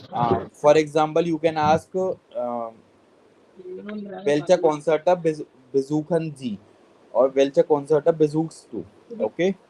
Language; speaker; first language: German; non-native, fluent; Hindi